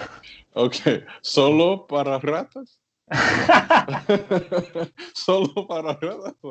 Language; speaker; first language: Spanish; non-native, learner; English